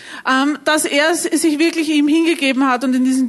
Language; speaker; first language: German; native; German